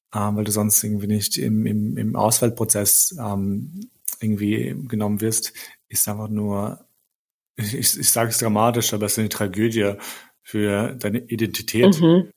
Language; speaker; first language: German; early bilingual, other home language; Albanian